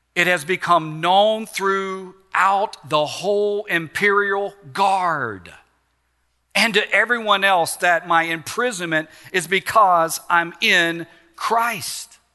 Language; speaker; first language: English; native; English